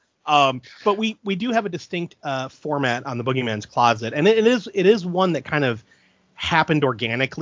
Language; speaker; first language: English; native; English